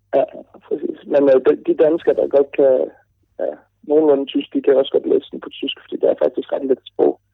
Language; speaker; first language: Danish; early bilingual, other home language; German